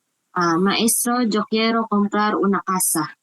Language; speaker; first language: Spanish; non-native, learner; Filipino